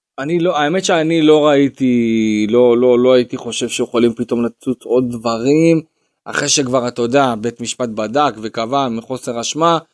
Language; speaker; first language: Hebrew; native; Hebrew